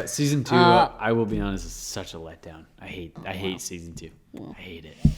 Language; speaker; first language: English; native; English